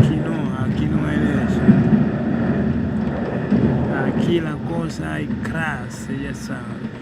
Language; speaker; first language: Spanish; non-native, fluent; Haitian Creole